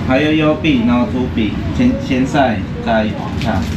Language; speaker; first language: Chinese; non-native, learner; Filipino